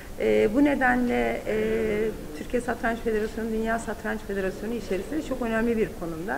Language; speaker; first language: Turkish; native; Turkish